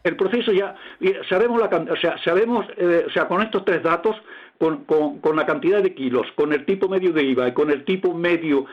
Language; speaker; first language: Spanish; native; Spanish